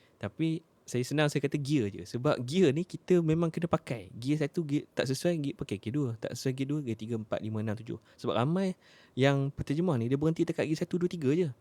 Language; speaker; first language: Malay; native; Malay